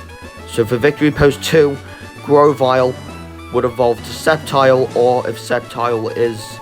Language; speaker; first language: English; native; English